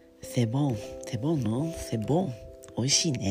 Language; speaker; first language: French; non-native, learner; Japanese